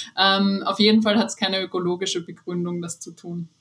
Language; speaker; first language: German; native; German